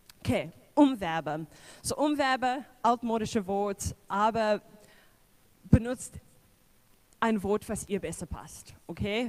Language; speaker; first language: German; non-native, fluent; English